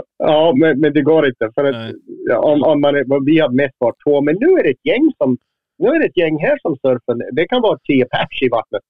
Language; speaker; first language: Swedish; non-native, fluent; English